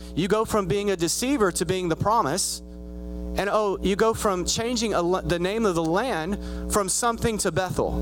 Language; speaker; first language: English; native; English